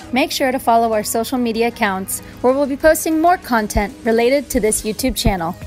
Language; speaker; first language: English; native; English